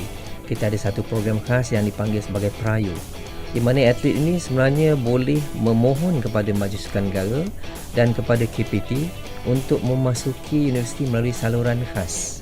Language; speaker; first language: Malay; native; Malay